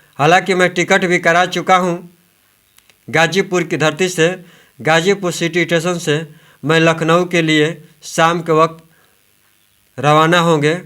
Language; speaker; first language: Hindi; native; Hindi